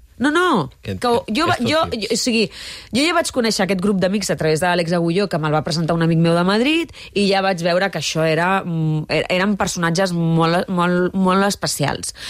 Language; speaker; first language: Catalan; non-native, local second language; Spanish